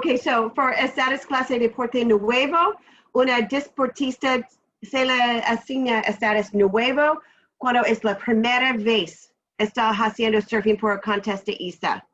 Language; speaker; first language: Spanish; non-native, learner; English